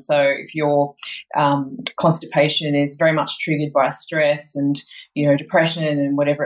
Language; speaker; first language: English; native; English